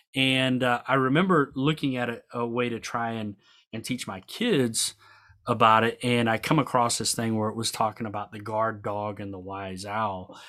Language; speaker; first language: English; native; English